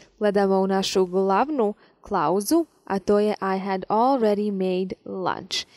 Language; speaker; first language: English; non-native, fluent; Serbian